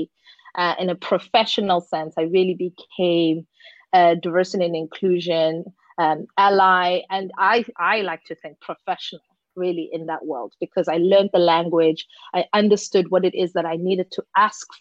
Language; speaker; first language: English; non-native, local second language; Xhosa